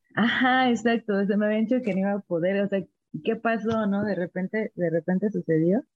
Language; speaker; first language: Spanish; native; Spanish